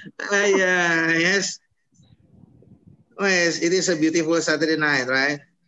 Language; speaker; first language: English; non-native, fluent; Indonesian